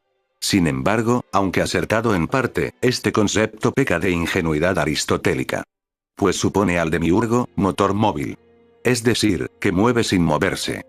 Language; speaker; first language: Spanish; native; Spanish